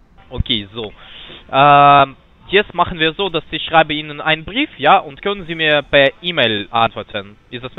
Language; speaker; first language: German; non-native, learner; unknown